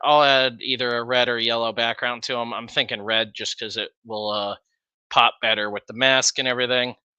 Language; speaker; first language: English; native; English